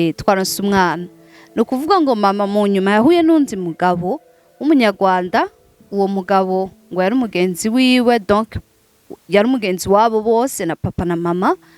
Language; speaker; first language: Rundi; non-native, local second language; Swahili